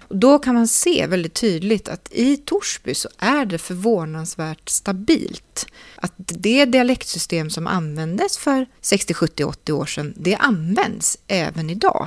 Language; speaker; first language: Swedish; native; Swedish